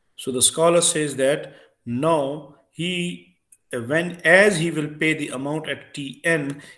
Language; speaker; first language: English; non-native, local second language; Urdu